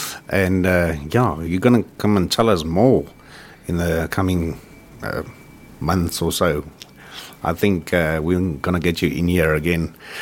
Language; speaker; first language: English; non-native, local second language; Afrikaans